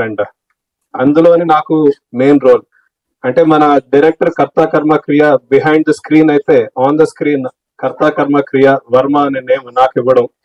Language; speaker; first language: Telugu; native; Telugu